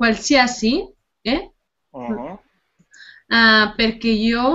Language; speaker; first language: Italian; non-native, learner; Spanish